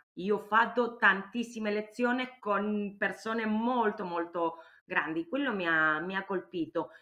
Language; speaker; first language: Italian; non-native, fluent; Spanish